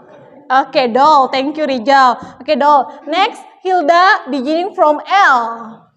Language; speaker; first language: English; non-native, learner; Indonesian